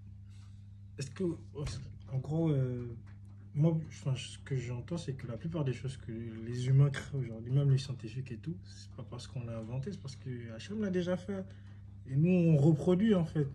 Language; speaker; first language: French; native; French